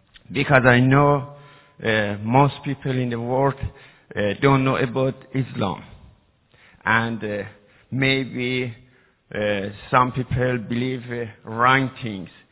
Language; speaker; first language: English; non-native, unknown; Persian